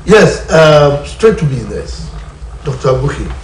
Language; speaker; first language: English; non-native, local second language; Yoruba